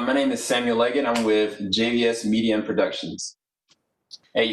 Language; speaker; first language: English; native; English